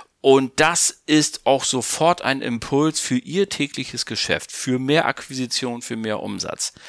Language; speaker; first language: German; native; German